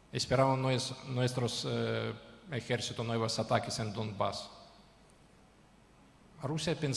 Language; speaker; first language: Spanish; non-native, learner; Ukrainian